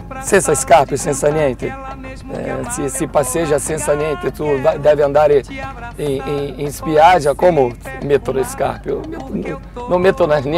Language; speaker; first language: Italian; non-native, learner; Portuguese